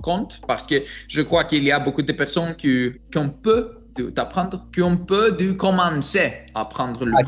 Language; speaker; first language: French; non-native, learner; Greek